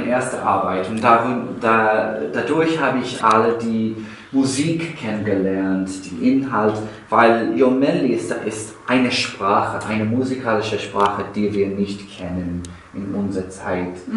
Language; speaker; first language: German; non-native, fluent; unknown